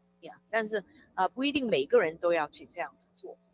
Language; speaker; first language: Chinese; early bilingual, heritage; English